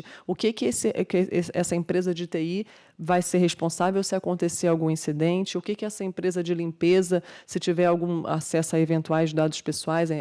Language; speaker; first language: Portuguese; native; Portuguese